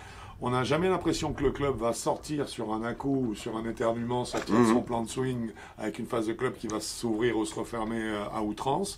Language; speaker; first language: French; native; French